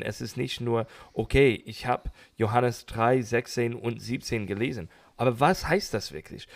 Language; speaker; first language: German; non-native, learner; English